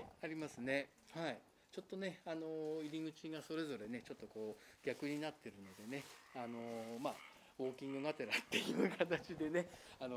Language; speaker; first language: Japanese; native; Japanese